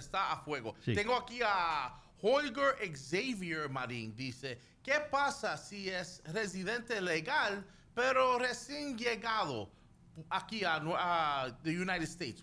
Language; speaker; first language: Spanish; early bilingual, heritage; Spanish